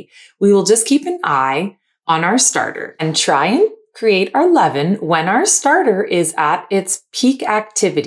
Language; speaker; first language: English; native; English